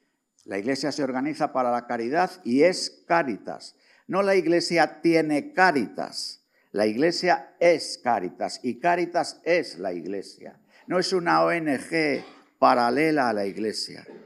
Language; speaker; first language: Spanish; native; Spanish